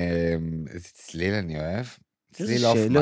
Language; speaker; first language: Hebrew; native; Hebrew